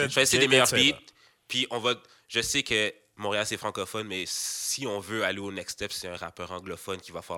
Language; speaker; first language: French; native; French